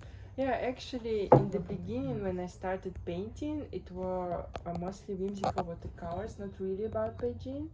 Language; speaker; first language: English; non-native, fluent; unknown